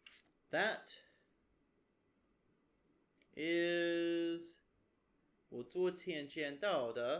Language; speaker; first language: Chinese; non-native, learner; English